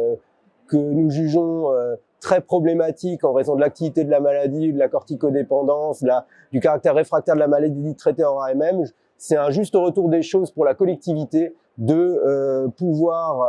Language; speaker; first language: French; native; French